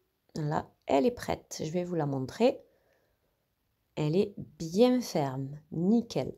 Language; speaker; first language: French; native; French